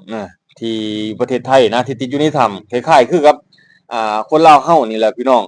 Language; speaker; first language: Thai; non-native, local second language; Northeastern Thai